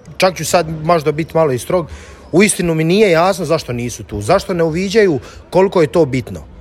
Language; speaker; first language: Croatian; native; Croatian